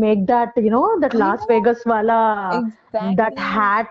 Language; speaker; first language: English; non-native, local second language; Telugu